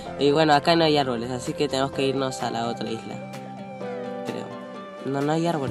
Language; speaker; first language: Spanish; native; Spanish